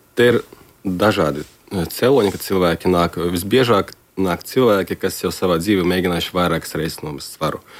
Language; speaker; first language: Latvian; non-native, local second language; Russian